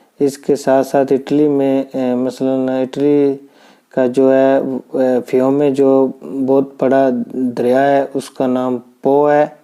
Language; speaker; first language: Urdu; non-native, local second language; Punjabi